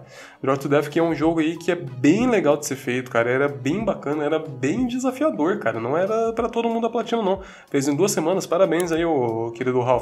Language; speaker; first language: Portuguese; native; Portuguese